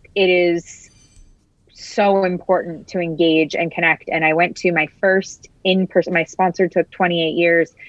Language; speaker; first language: English; native; English